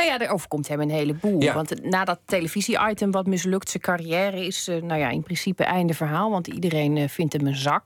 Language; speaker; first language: Dutch; native; Dutch